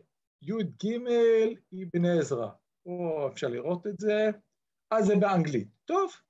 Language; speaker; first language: Hebrew; non-native, fluent; English